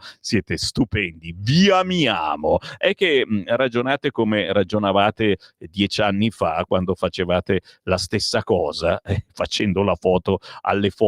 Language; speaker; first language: Italian; native; Italian